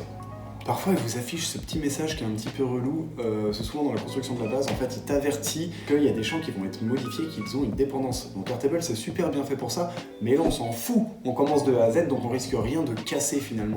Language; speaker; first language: French; native; French